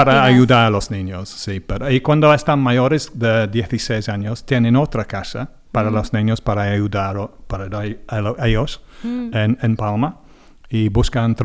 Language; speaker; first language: Spanish; non-native, learner; English